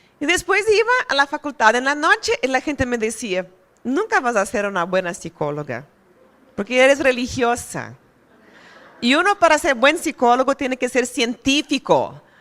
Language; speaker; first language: Spanish; non-native, fluent; Portuguese